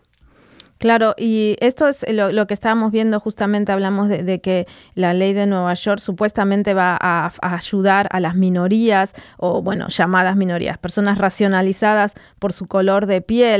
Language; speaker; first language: Spanish; native; Spanish